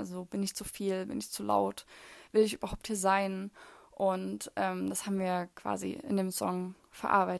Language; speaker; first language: German; native; German